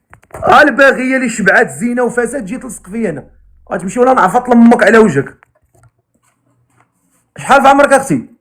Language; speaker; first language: Arabic; native; Arabic